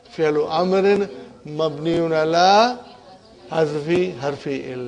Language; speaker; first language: Arabic; non-native, fluent; Urdu